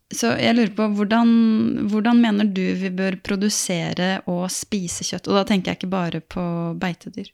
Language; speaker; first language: Norwegian; native; Norwegian